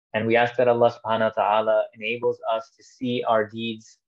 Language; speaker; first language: English; native; English